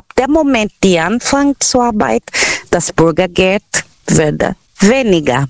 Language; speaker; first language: German; non-native, learner; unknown